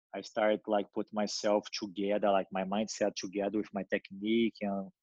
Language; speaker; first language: English; non-native, learner; Portuguese